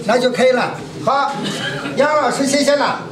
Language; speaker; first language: Chinese; non-native, local second language; Kazakh